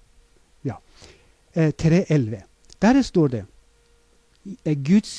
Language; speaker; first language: Norwegian; non-native, fluent; Persian